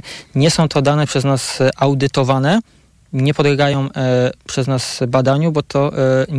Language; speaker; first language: Polish; native; Polish